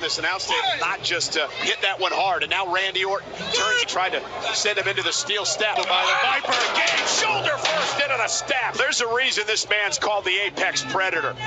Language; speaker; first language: English; native; English